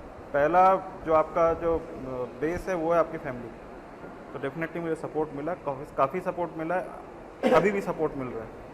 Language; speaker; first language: Hindi; native; Hindi